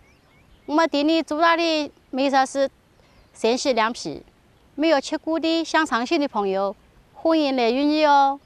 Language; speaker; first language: Chinese; native; Chinese